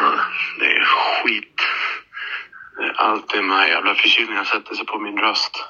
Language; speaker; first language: Swedish; native; Swedish